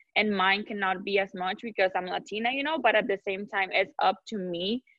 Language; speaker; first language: English; non-native, fluent; Spanish